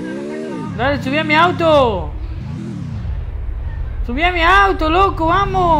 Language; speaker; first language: Spanish; native; Spanish